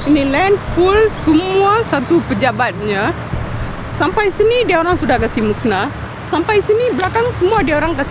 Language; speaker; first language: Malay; non-native, local second language; Tamil